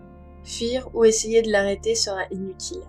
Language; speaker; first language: French; native; French